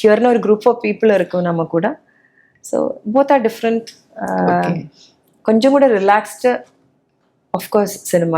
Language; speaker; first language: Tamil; non-native, learner; Malayalam